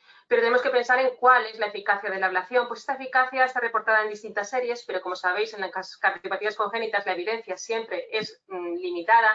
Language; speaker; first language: Spanish; native; Spanish